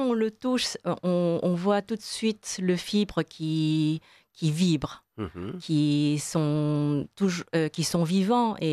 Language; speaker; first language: French; non-native, fluent; Korean